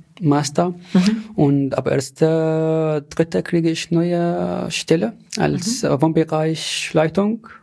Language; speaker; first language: German; non-native, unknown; Arabic